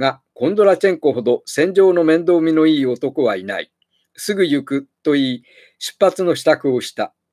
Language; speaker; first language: Japanese; native; Japanese